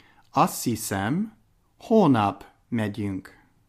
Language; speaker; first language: Hungarian; non-native, learner; English